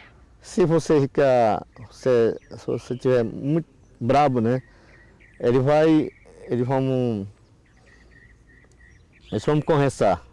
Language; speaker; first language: Portuguese; non-native, local second language; Yanomámi